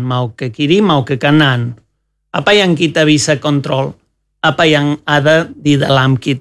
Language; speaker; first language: Indonesian; non-native, learner; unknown